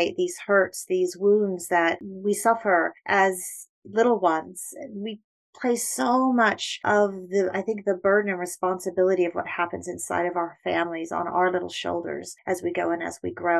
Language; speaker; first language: English; native; English